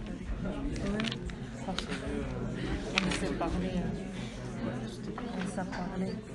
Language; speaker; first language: French; non-native, learner; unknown